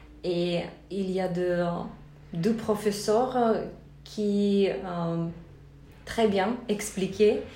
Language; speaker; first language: French; non-native, learner; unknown